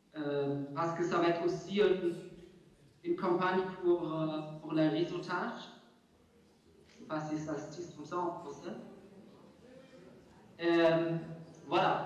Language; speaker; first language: French; non-native, fluent; German